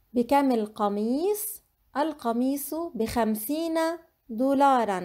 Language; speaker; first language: Arabic; non-native, fluent; English